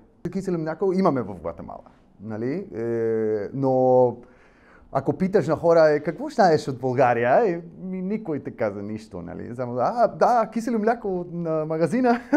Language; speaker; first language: Bulgarian; non-native, learner; Spanish